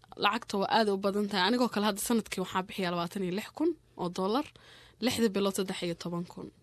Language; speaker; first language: Somali; native; Somali